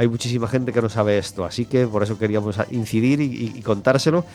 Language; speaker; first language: Spanish; native; Spanish